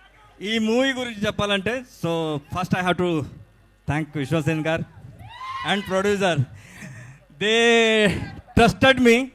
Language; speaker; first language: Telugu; non-native, learner; Kannada